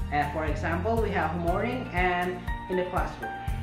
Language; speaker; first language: English; non-native, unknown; Indonesian